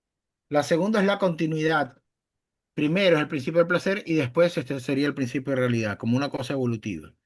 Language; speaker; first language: Spanish; native; Spanish